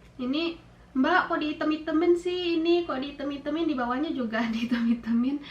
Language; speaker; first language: Indonesian; native; Indonesian